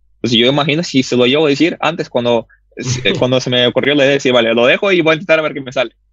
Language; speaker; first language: Spanish; early bilingual, other home language; Russian